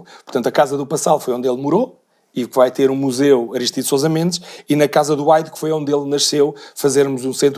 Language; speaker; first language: Portuguese; native; Portuguese